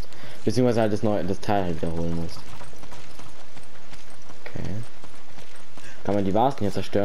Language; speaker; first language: German; native; German